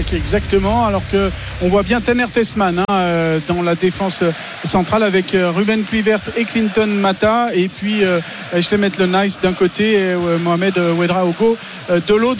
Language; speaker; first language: French; native; French